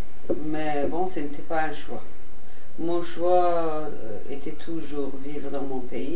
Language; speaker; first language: French; non-native, fluent; Persian